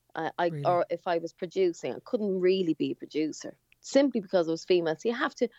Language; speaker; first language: English; native; English